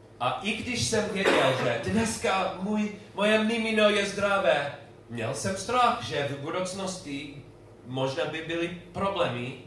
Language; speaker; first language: Czech; non-native, learner; English